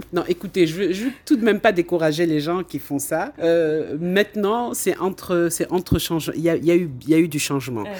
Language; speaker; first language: French; native; French